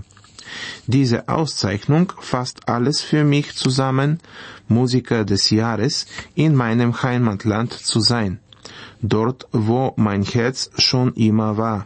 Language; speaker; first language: German; non-native, fluent; Bulgarian